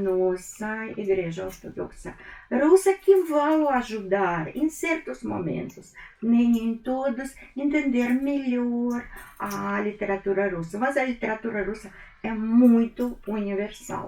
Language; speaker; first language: Portuguese; non-native, fluent; Russian